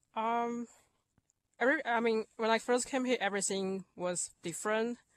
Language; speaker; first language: English; non-native, fluent; Chinese